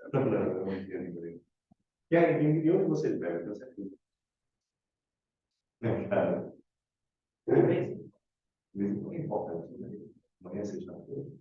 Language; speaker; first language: Portuguese; native; Portuguese